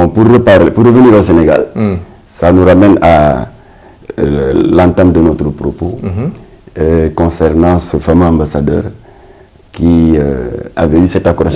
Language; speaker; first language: French; non-native, local second language; Wolof